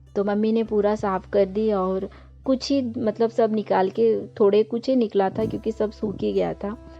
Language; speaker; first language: Hindi; non-native, local second language; Bangla